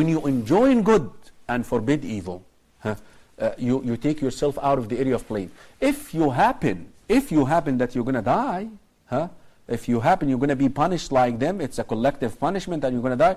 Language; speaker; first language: English; non-native, fluent; Arabic